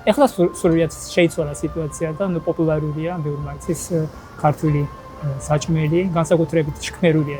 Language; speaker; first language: Georgian; non-native, fluent; Japanese